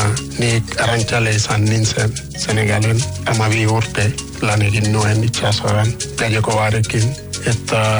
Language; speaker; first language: Basque; non-native, learner; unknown